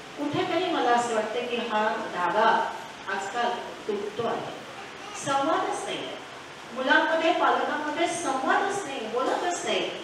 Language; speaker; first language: Marathi; non-native, local second language; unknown